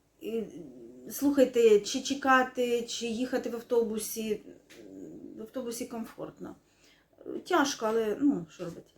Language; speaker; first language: Ukrainian; non-native, local second language; Russian